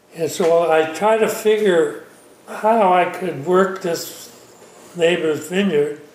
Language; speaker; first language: English; native; English